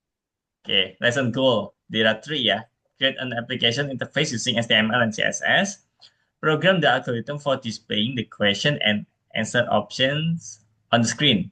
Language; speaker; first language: English; non-native, fluent; Indonesian